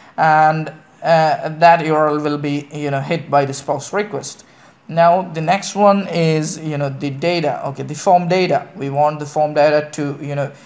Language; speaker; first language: English; non-native, local second language; Malayalam